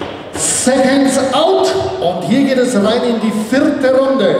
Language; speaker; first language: German; native; German